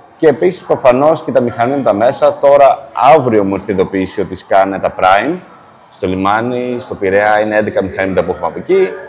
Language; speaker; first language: Greek; early bilingual, heritage; Greek